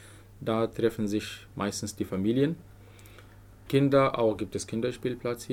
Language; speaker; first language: German; non-native, learner; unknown